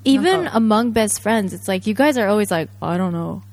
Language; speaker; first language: English; non-native, fluent; Japanese